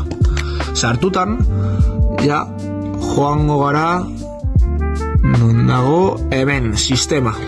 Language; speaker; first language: Basque; non-native, local second language; Spanish